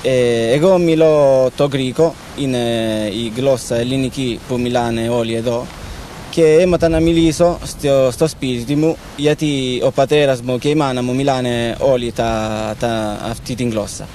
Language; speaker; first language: Greek; early bilingual, heritage; Greek